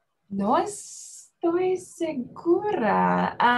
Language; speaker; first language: Spanish; non-native, learner; English